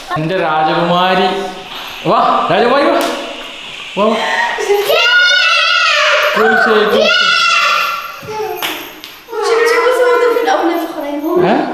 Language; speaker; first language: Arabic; non-native, learner; Malayalam